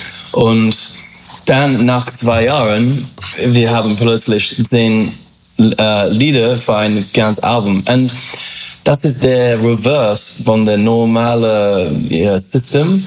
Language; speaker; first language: German; non-native, fluent; English